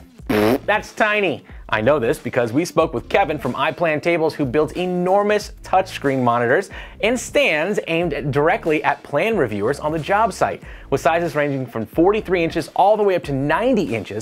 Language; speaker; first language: English; native; English